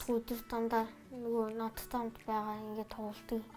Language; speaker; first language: Mongolian; early bilingual, heritage; Mongolian